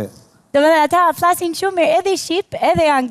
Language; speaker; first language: Albanian; non-native, learner; English